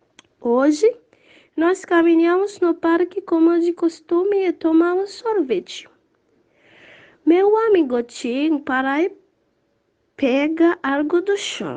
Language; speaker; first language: Portuguese; non-native, learner; Haitian Creole